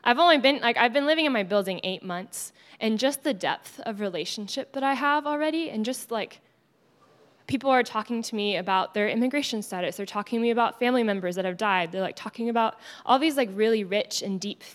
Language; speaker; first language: English; native; English